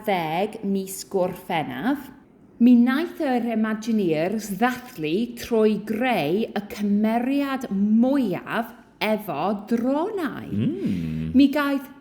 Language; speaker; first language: Welsh; non-native, learner; English